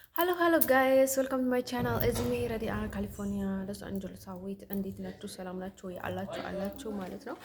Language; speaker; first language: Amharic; native; Amharic